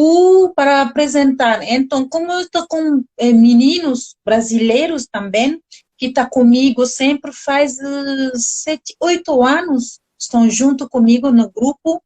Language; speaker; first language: Portuguese; non-native, learner; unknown